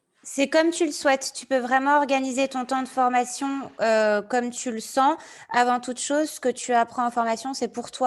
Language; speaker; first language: French; native; French